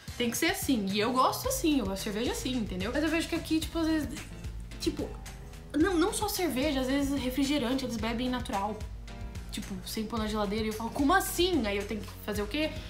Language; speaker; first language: Portuguese; native; Portuguese